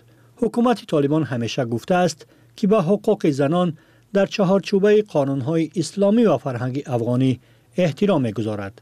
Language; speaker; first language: Persian; native; Persian